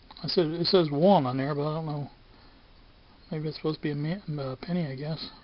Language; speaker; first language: English; native; English